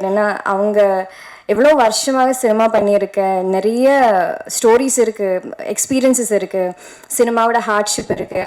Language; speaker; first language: Tamil; non-native, learner; Malayalam